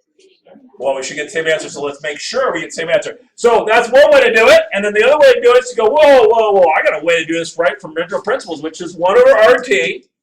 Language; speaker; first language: English; native; English